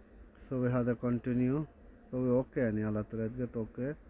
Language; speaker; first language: Arabic; non-native, learner; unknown